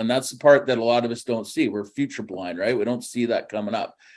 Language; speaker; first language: English; native; English